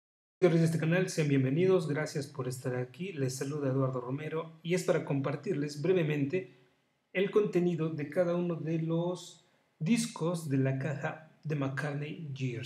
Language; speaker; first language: Spanish; native; Spanish